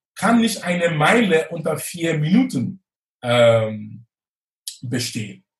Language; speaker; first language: German; non-native, fluent; English